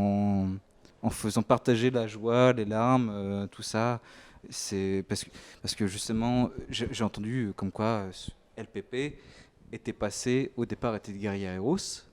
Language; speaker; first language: French; native; French